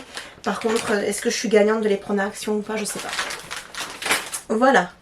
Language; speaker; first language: French; native; French